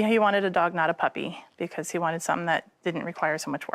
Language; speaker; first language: English; native; English